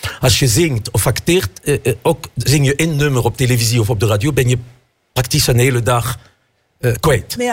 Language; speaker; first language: Dutch; non-native, fluent; French